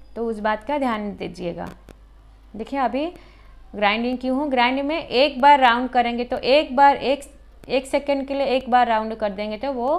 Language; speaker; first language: Hindi; non-native, local second language; Odia